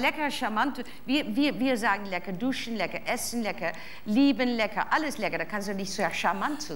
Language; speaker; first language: German; native; German